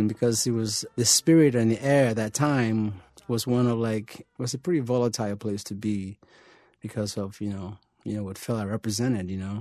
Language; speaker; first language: English; non-native, local second language; Yoruba